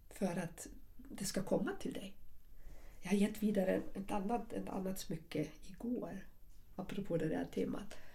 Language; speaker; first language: Swedish; non-native, fluent; German